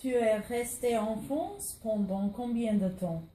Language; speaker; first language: French; non-native, learner; English